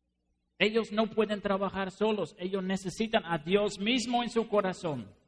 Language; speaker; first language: Spanish; non-native, fluent; Dutch